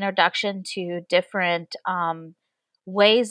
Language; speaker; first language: English; native; English